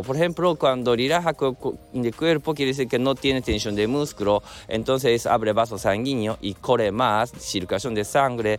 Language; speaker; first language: Spanish; non-native, learner; Japanese